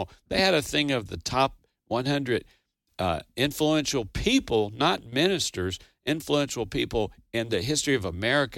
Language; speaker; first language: English; native; English